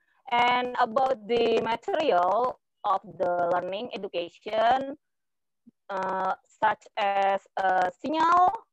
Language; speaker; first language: English; non-native, learner; Indonesian